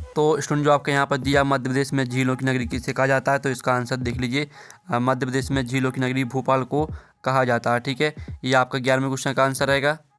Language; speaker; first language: Hindi; native; Hindi